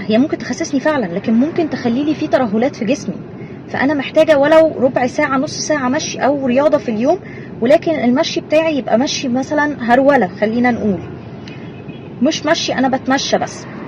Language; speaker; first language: Arabic; native; Arabic